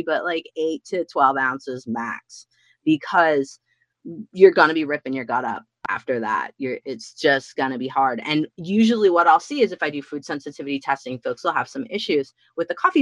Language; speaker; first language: English; native; English